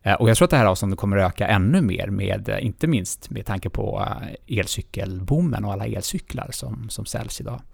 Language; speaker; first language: Swedish; native; Swedish